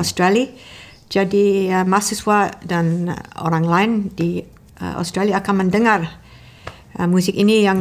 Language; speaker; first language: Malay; non-native, fluent; English